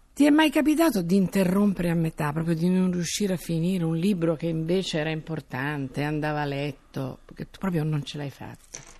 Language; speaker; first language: Italian; native; Italian